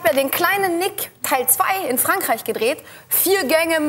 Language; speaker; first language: German; native; German